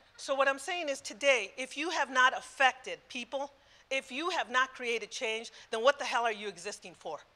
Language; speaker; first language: English; early bilingual, other home language; Spanish